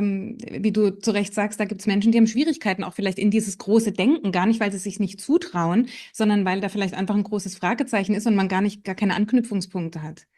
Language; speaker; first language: German; native; German